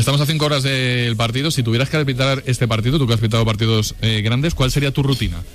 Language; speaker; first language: Spanish; native; Spanish